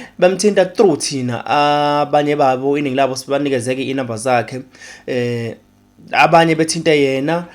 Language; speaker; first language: Zulu; native; Zulu